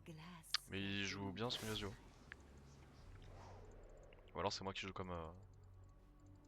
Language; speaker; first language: French; native; French